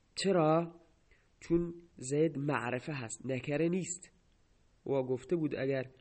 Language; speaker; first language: Persian; non-native, local second language; Baluchi